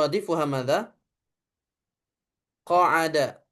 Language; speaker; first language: Arabic; non-native, fluent; Indonesian